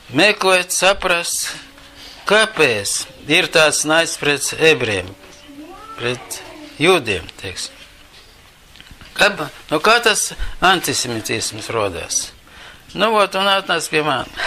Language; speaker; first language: Latvian; non-native, local second language; Russian